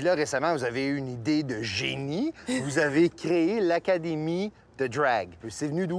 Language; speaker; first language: French; native; French